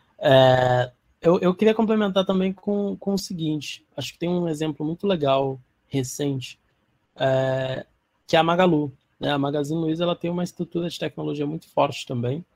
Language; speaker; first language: Portuguese; non-native, learner; Arabic